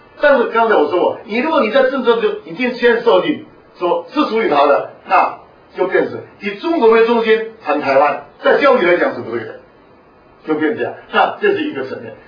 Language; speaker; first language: Chinese; non-native, local second language; Hakka Chinese